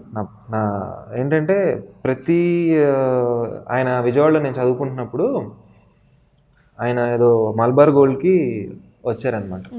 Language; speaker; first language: Telugu; native; Telugu